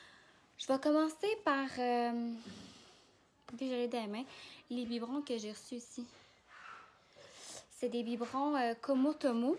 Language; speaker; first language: French; native; French